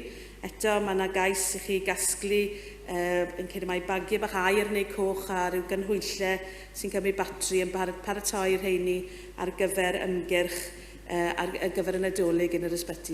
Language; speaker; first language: Welsh; native; Welsh